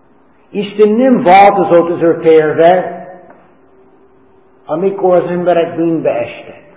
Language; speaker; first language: Hungarian; non-native, learner; English